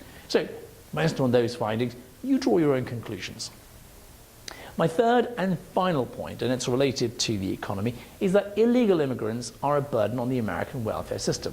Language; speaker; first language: English; native; English